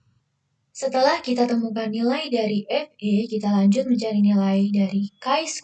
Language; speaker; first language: Indonesian; native; Indonesian